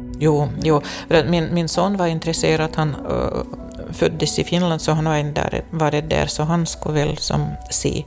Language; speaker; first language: Swedish; non-native, fluent; Russian